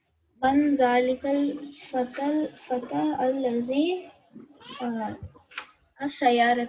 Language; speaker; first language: Arabic; non-native, learner; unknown